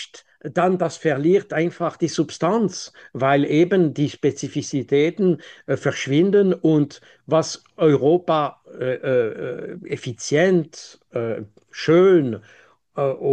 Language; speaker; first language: German; non-native, local second language; French